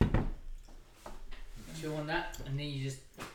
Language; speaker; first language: English; native; English